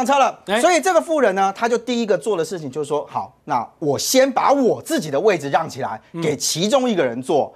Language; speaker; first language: Chinese; native; Chinese